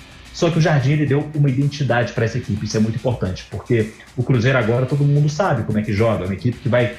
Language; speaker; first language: Portuguese; native; Portuguese